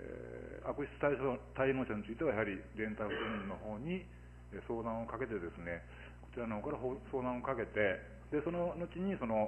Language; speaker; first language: Japanese; native; Japanese